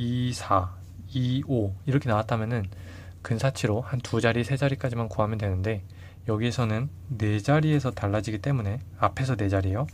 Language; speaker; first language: Korean; native; Korean